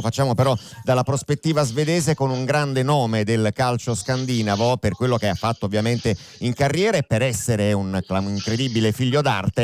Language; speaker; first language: Italian; native; Italian